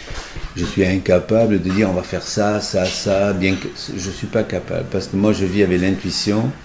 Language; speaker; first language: French; native; French